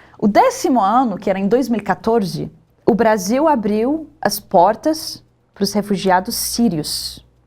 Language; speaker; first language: Portuguese; non-native, fluent; Arabic